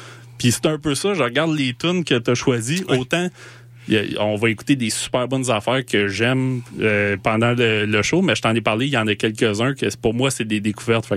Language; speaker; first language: French; native; French